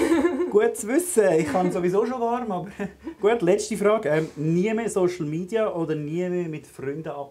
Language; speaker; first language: German; native; German